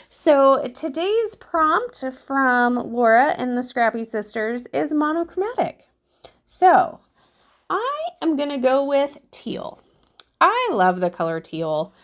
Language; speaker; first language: English; native; English